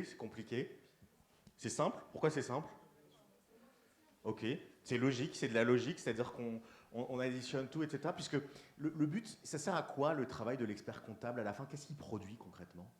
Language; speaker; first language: French; native; French